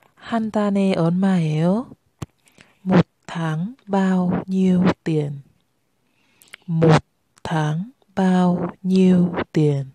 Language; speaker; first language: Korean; non-native, learner; Vietnamese